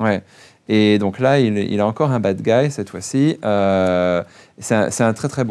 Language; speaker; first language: French; native; French